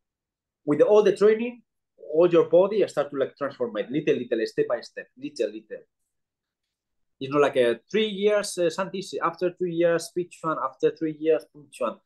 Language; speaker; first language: English; non-native, learner; Spanish